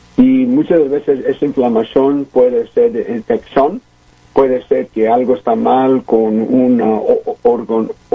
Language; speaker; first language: Spanish; early bilingual, heritage; Spanish